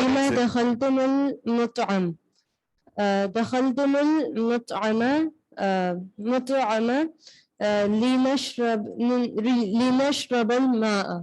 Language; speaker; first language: Arabic; non-native, learner; Urdu